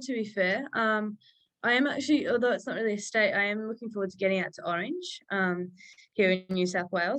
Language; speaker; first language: English; native; English